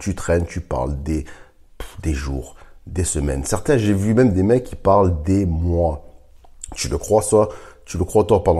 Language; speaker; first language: French; native; French